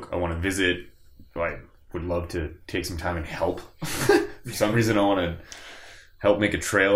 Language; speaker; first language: English; native; English